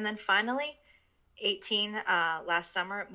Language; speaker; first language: English; early bilingual, other home language; Japanese